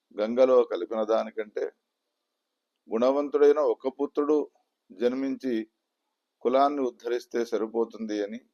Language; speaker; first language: Telugu; native; Telugu